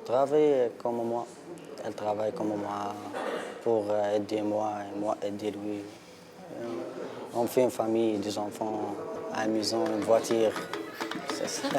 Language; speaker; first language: French; non-native, learner; Arabic